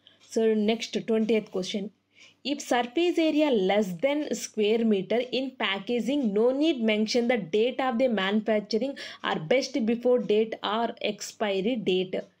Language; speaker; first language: English; non-native, local second language; Telugu